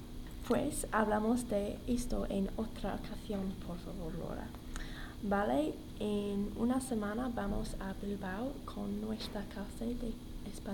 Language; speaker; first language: Spanish; non-native, learner; English